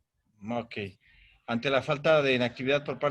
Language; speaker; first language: Spanish; native; Spanish